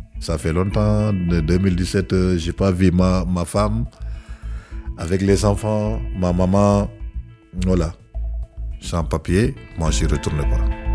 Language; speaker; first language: French; non-native, learner; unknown